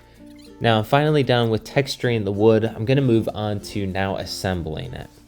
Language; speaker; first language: English; native; English